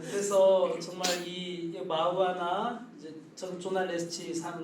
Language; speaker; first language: Korean; native; Korean